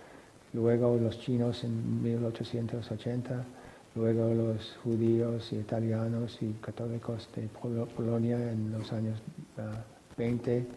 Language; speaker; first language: Spanish; non-native, fluent; English